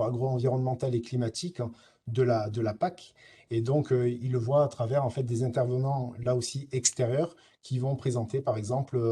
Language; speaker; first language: French; native; French